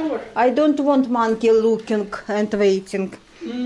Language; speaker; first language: English; non-native, learner; Russian